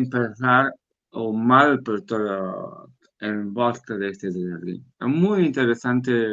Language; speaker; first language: Spanish; non-native, learner; Portuguese